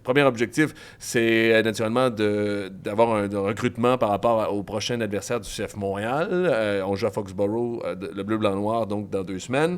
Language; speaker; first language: French; native; French